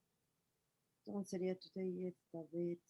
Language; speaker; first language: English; non-native, learner; Spanish